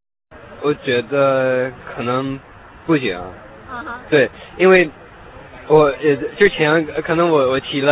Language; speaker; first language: Chinese; non-native, learner; English